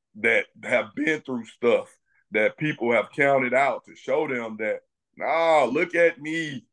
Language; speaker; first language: English; native; English